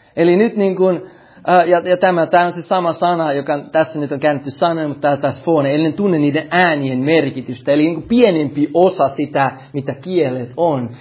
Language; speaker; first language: Finnish; early bilingual, heritage; Finnish